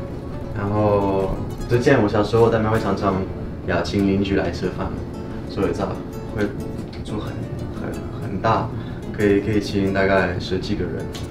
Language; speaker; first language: Chinese; non-native, fluent; French